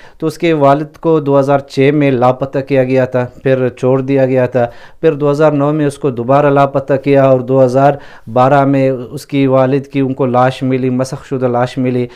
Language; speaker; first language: Urdu; non-native, local second language; Baluchi